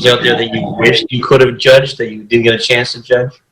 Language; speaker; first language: English; native; English